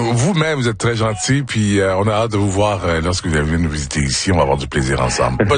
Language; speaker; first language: French; native; French